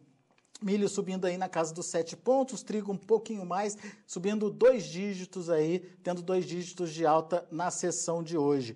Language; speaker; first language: Portuguese; native; Portuguese